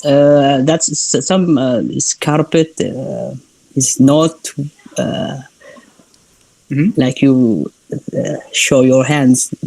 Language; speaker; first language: English; non-native, learner; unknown